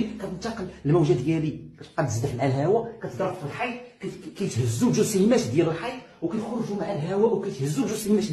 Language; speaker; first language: Arabic; native; Arabic